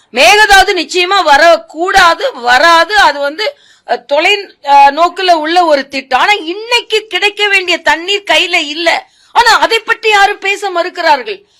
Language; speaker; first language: Tamil; native; Tamil